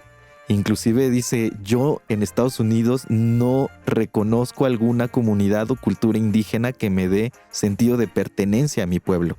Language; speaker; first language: Spanish; native; Spanish